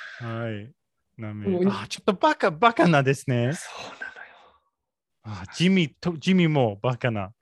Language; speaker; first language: Japanese; non-native, learner; English